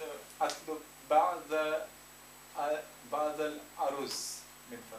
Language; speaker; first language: Arabic; non-native, learner; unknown